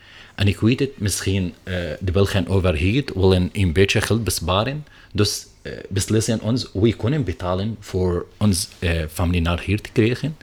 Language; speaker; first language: Dutch; non-native, learner; Arabic